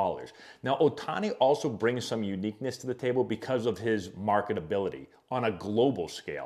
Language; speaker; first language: English; native; English